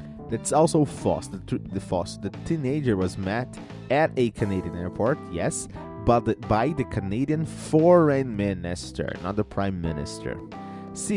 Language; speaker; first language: English; non-native, fluent; Portuguese